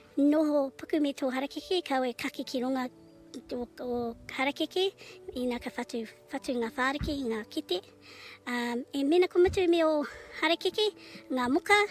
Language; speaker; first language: Māori; native; Māori